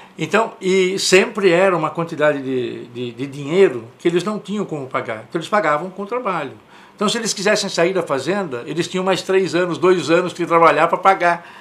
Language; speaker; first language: Portuguese; native; Portuguese